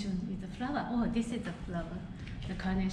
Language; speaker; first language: English; non-native, fluent; Japanese